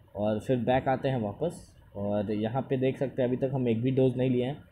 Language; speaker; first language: Hindi; native; Hindi